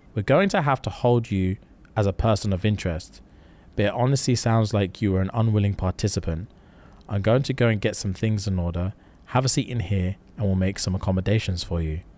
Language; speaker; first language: English; native; English